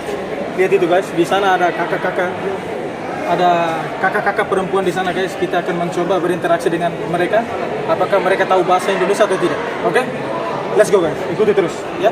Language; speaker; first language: Indonesian; non-native, local second language; Tetum